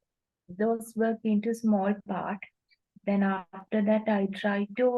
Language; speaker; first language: English; non-native, learner; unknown